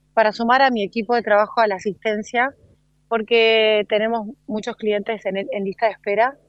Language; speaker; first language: Spanish; native; Spanish